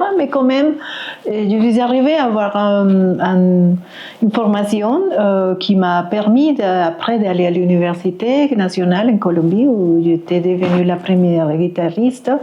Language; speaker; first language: French; non-native, fluent; Spanish